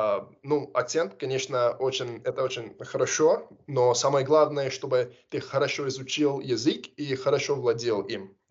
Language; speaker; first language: Russian; non-native, fluent; English